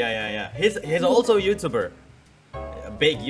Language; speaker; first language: English; non-native, fluent; Indonesian